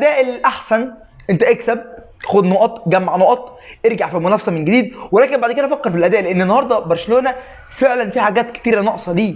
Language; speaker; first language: Arabic; native; Arabic